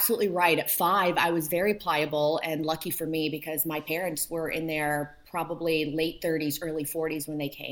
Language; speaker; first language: English; early bilingual, other home language; Polish